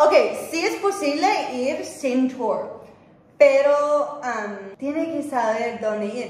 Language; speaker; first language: Spanish; non-native, fluent; English